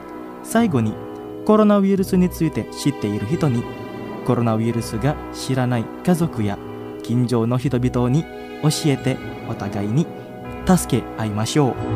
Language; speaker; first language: Japanese; non-native, fluent; Indonesian